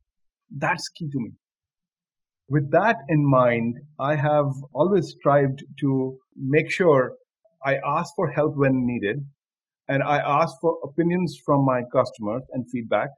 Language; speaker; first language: English; non-native, local second language; Hindi